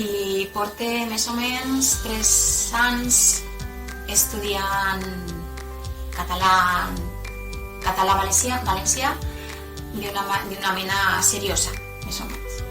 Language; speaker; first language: Catalan; non-native, local second language; Spanish